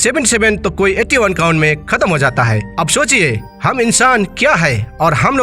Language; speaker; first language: Hindi; native; Hindi